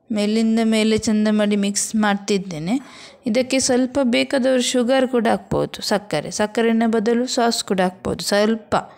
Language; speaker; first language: Kannada; non-native, local second language; Konkani